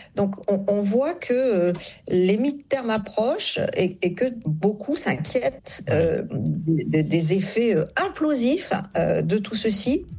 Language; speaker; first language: French; native; French